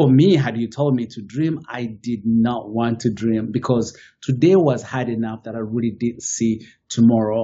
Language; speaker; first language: English; non-native, local second language; Kinyarwanda